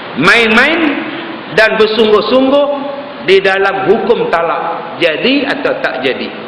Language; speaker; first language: Malay; native; Malay